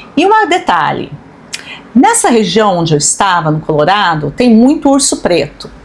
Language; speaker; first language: Portuguese; native; Portuguese